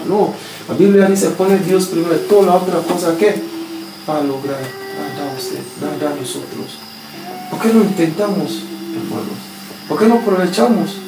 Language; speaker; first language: Spanish; non-native, learner; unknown